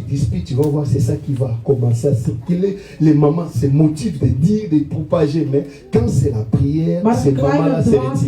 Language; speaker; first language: French; non-native, local second language; Lingala